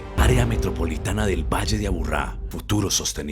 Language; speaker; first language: Spanish; native; Spanish